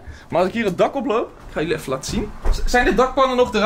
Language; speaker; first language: Dutch; native; Dutch